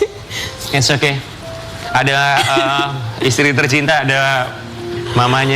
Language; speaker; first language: Indonesian; native; Indonesian